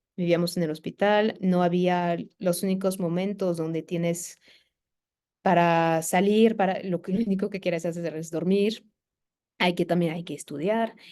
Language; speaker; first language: Spanish; non-native, fluent; French